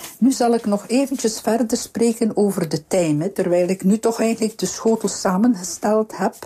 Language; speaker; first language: Dutch; native; Dutch